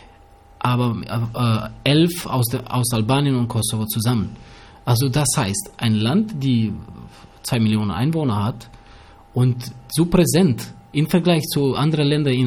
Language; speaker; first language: German; early bilingual, other home language; Albanian